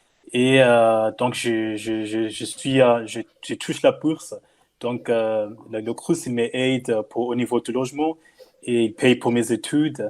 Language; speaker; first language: French; non-native, fluent; English